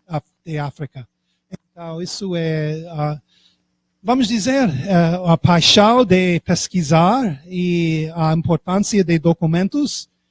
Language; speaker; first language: Portuguese; non-native, fluent; English